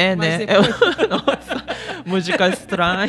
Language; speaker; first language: Portuguese; early bilingual, heritage; Japanese